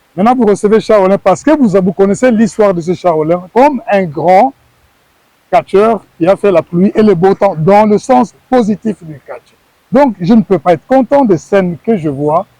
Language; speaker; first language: French; non-native, local second language; Lingala